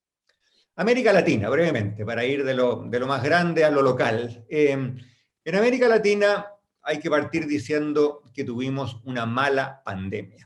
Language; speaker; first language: Spanish; native; Spanish